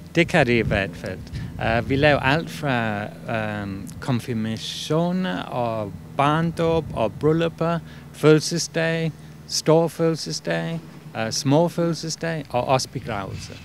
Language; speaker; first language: Danish; non-native, fluent; English